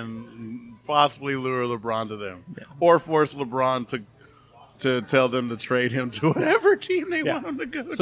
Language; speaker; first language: English; native; English